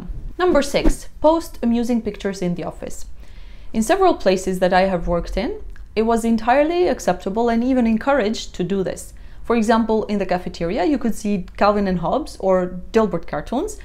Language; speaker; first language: English; non-native, fluent; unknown